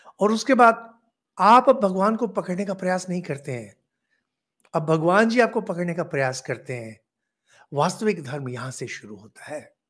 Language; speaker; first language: Hindi; non-native, local second language; Bangla